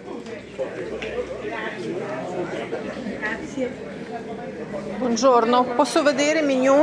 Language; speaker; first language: Italian; non-native, learner; Ukrainian